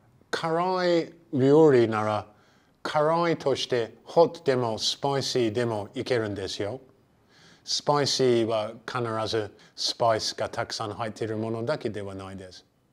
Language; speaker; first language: Japanese; non-native, fluent; English